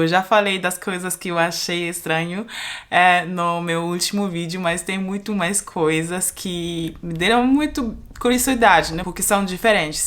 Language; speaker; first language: Portuguese; non-native, fluent; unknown